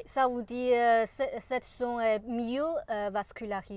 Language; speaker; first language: French; non-native, learner; Chinese